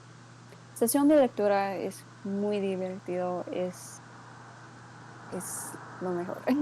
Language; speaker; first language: Spanish; non-native, learner; English